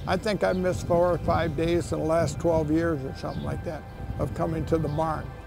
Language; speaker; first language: English; native; English